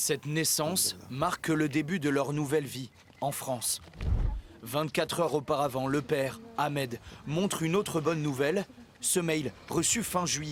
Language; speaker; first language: French; native; French